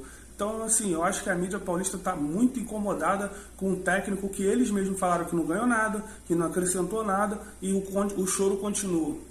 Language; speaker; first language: Portuguese; native; Portuguese